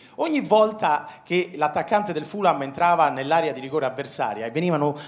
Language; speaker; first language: Italian; native; Italian